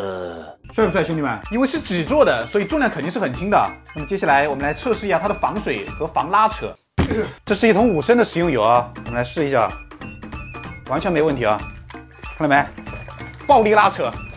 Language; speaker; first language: Chinese; native; Chinese